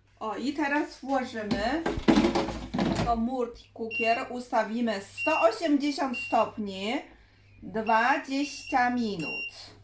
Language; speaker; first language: Polish; non-native, learner; Chinese